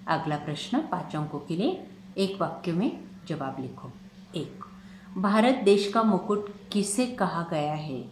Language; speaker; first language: Hindi; non-native, local second language; Marathi